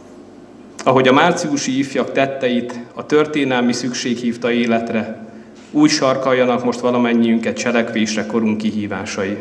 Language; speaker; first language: Hungarian; native; Hungarian